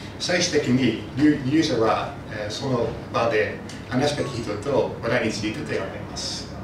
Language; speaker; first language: Japanese; non-native, fluent; Dutch